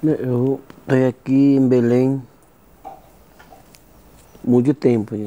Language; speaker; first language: Portuguese; non-native, learner; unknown